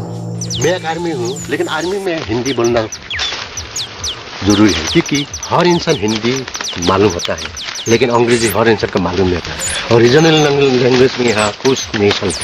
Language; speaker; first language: Hindi; non-native, local second language; Assamese